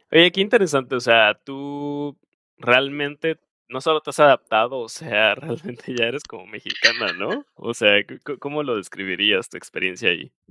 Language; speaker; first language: Spanish; native; Spanish